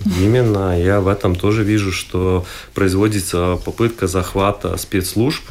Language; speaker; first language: Russian; non-native, local second language; Latvian